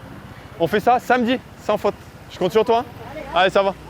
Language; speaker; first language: French; native; French